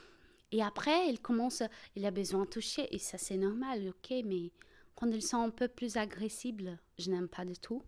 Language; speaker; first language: French; non-native, fluent; Portuguese